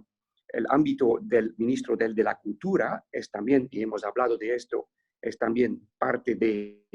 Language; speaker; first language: Spanish; non-native, fluent; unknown